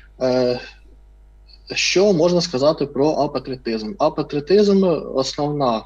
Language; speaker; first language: Ukrainian; non-native, fluent; Russian